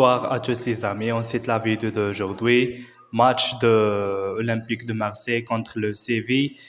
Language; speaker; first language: French; non-native, learner; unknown